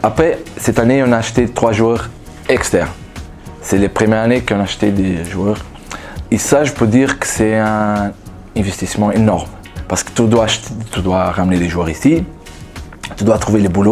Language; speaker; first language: French; non-native, fluent; Portuguese